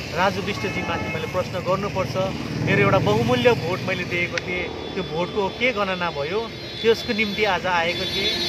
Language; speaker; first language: Nepali; native; Nepali